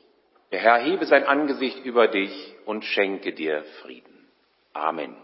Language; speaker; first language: German; native; German